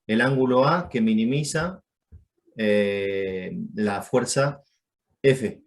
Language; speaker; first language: Spanish; native; Spanish